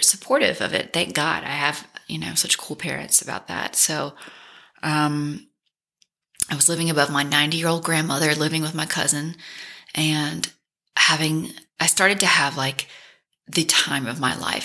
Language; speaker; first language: English; native; English